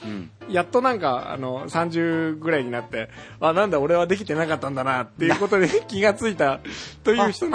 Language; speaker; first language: Japanese; native; Japanese